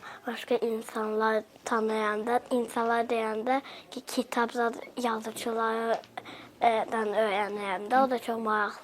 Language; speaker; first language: Azerbaijani; early bilingual, heritage; Azerbaijani